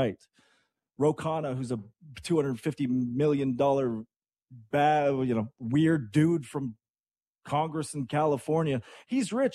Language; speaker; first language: English; native; English